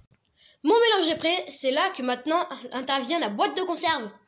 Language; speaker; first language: French; native; French